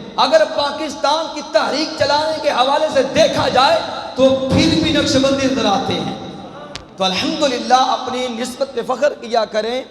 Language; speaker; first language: Urdu; non-native, local second language; Punjabi